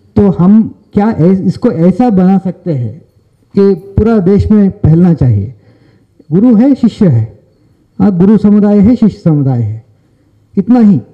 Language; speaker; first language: Hindi; non-native, local second language; Kannada